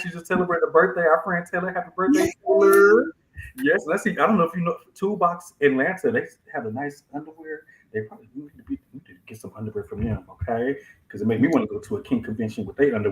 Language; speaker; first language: English; native; English